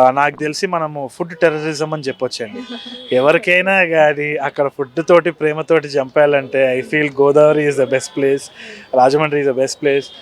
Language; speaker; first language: Telugu; native; Telugu